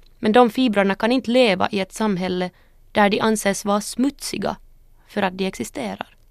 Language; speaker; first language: Swedish; early bilingual, other home language; Northern Sami